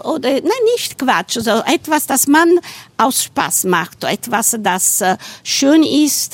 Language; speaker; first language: German; non-native, fluent; Italian